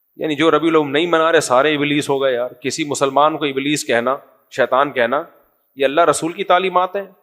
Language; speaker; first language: Urdu; native; Urdu